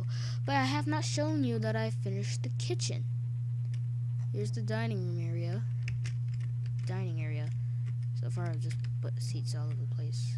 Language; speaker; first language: English; native; English